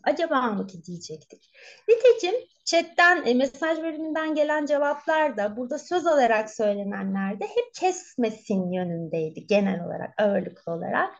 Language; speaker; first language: Turkish; native; Turkish